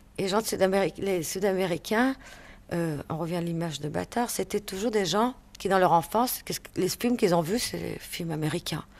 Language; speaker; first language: French; native; French